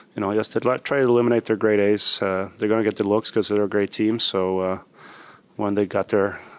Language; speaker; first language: English; non-native, fluent; Swedish